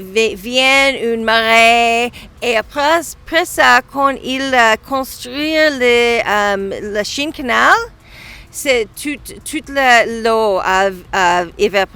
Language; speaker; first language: French; non-native, learner; English